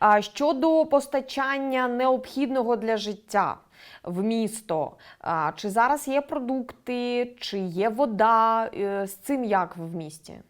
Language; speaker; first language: Ukrainian; native; Ukrainian